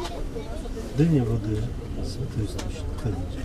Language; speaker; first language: Russian; native; Russian